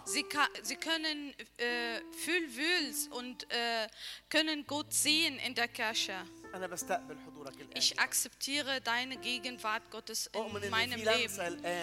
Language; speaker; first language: German; non-native, learner; Arabic